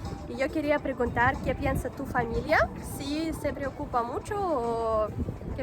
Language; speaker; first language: Spanish; non-native, fluent; Russian